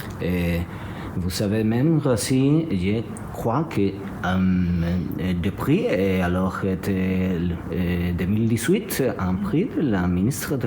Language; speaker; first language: French; non-native, learner; Spanish